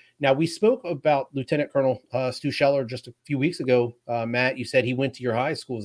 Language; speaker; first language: English; native; English